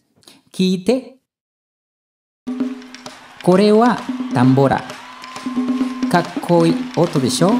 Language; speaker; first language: Japanese; non-native, fluent; Spanish